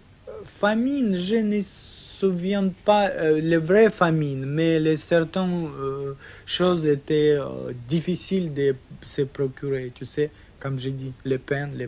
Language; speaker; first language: French; non-native, learner; Russian